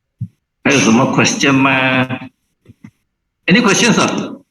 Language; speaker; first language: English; non-native, local second language; Chinese